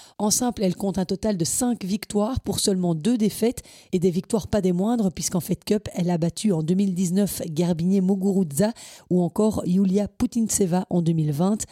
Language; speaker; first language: French; native; French